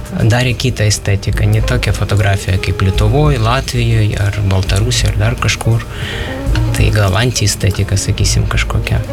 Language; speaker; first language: Lithuanian; non-native, fluent; Ukrainian